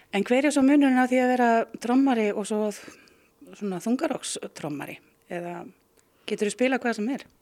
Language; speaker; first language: Icelandic; native; Icelandic